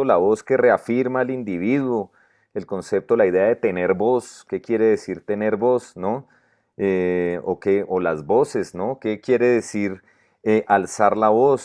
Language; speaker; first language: Spanish; native; Spanish